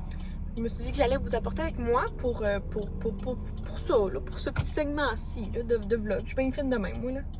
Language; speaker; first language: French; native; French